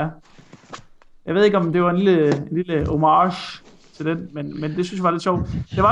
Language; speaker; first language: Danish; native; Danish